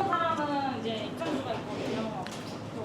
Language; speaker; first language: Korean; native; Korean